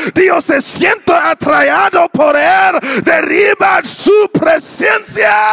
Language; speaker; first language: Spanish; non-native, learner; English